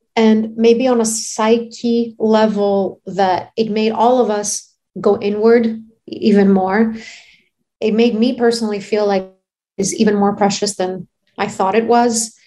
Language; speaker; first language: English; non-native, fluent; Greek